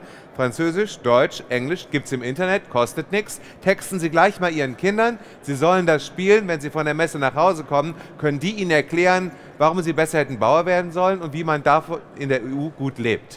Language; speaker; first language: German; native; German